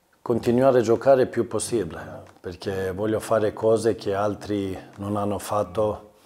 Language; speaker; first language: Italian; non-native, learner; Swedish